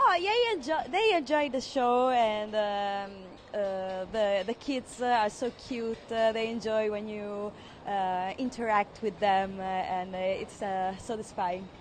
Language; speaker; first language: English; non-native, fluent; Italian